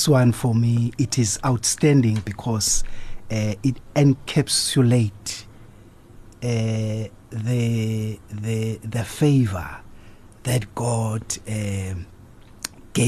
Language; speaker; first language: English; non-native, local second language; Zulu